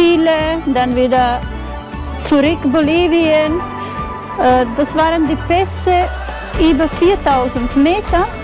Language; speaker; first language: German; non-native, fluent; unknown